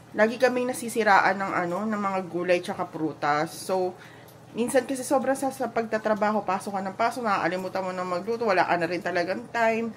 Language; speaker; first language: Filipino; native; Filipino